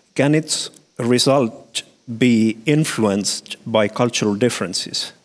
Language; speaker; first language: English; non-native, fluent; Estonian